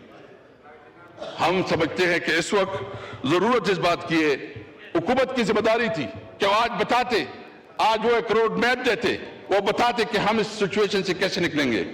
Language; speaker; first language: Urdu; non-native, local second language; Pashto